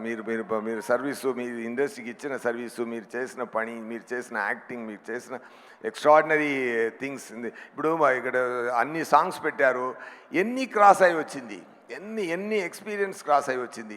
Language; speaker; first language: Telugu; non-native, learner; Tamil